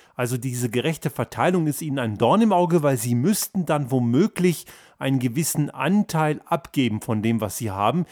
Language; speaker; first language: German; early bilingual, other home language; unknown